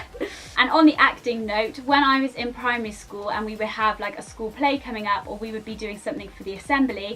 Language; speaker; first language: English; native; English